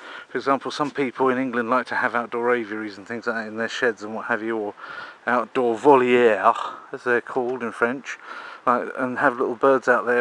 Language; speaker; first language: English; native; English